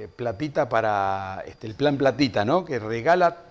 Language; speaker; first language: Spanish; native; Spanish